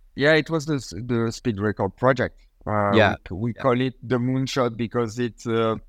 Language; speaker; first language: English; non-native, fluent; French